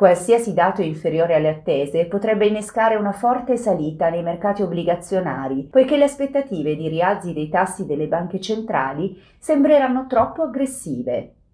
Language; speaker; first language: Italian; native; Italian